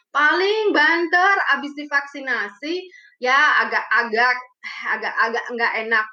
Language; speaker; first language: Indonesian; early bilingual, other home language; Romanian